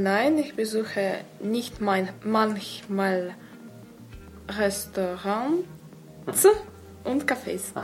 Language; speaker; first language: German; non-native, learner; Russian